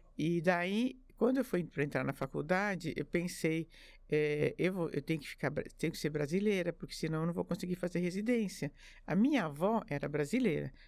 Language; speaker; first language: Portuguese; early bilingual, other home language; French